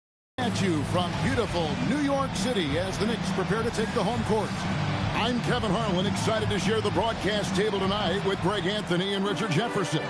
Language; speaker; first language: English; native; English